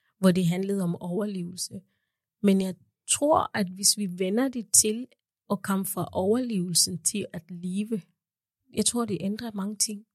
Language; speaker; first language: Danish; non-native, fluent; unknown